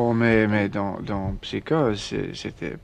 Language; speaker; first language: French; non-native, learner; English